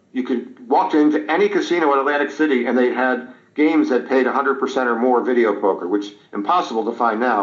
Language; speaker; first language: English; native; English